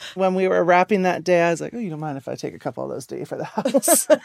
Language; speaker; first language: English; native; English